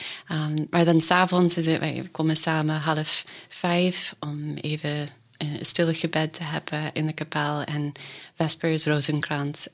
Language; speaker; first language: Dutch; non-native, fluent; English